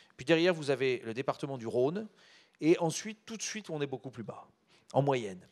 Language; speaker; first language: French; native; French